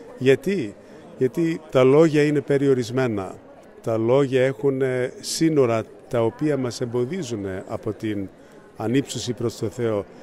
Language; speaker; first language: Greek; early bilingual, heritage; English